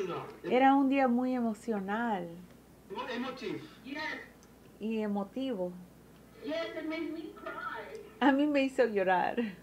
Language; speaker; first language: Spanish; early bilingual, heritage; Spanish